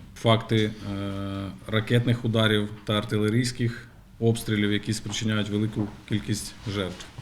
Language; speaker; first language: Ukrainian; native; Ukrainian